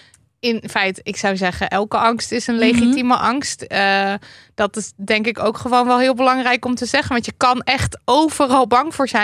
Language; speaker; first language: Dutch; native; Dutch